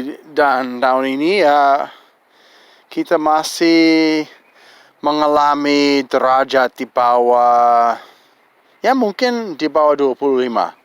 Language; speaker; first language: Indonesian; non-native, fluent; English